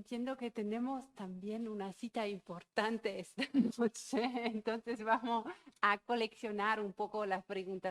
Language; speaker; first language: Spanish; non-native, fluent; German